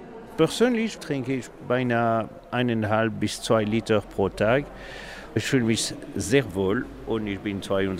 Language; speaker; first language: German; non-native, learner; French